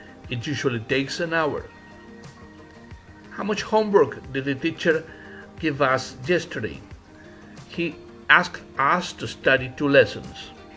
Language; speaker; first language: English; non-native, fluent; Spanish